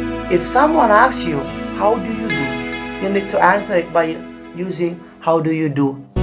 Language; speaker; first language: English; non-native, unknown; Indonesian